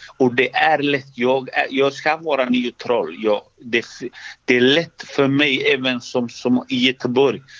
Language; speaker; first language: Swedish; non-native, fluent; Somali